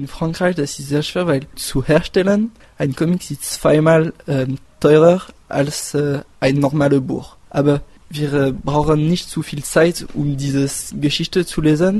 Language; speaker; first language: German; non-native, learner; French